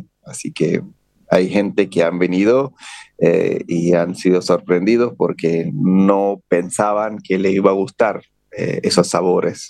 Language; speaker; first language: Spanish; non-native, fluent; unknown